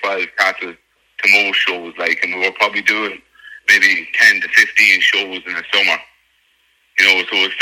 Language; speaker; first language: English; native; English